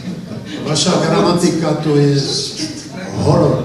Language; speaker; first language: Polish; non-native, learner; Czech